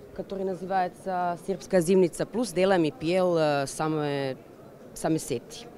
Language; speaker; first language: Russian; non-native, fluent; Serbian